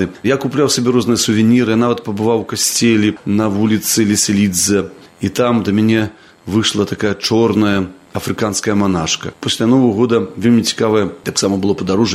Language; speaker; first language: Belarusian; native; Belarusian